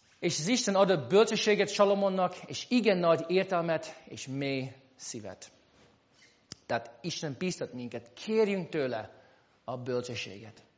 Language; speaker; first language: Hungarian; non-native, fluent; English